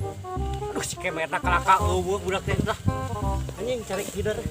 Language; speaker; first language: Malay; non-native, local second language; Sundanese